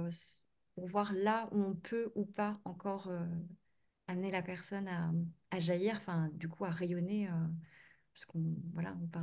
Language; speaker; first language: French; native; French